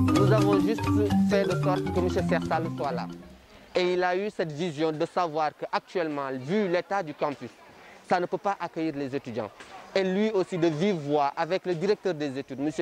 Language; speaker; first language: French; non-native, local second language; Wolof